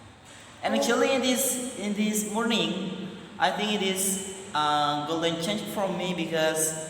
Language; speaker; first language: English; non-native, learner; Madurese